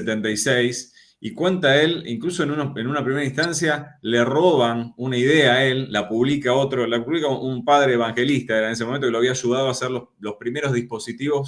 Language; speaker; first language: Spanish; native; Spanish